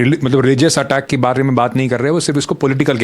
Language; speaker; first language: Hindi; native; Hindi